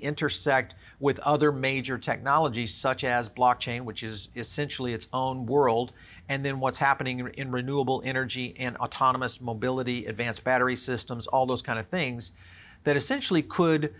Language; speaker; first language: English; native; English